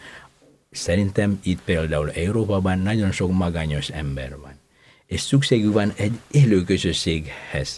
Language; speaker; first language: Hungarian; non-native, fluent; Indonesian